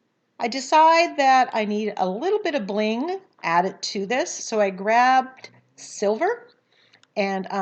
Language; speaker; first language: English; native; English